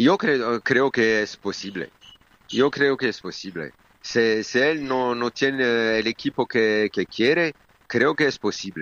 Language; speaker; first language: Spanish; non-native, learner; French